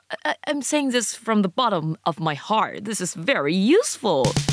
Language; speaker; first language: English; non-native, fluent; Japanese